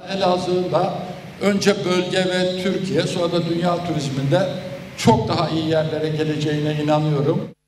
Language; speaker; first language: Turkish; native; Turkish